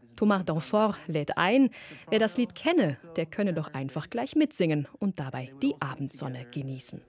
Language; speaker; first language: German; native; German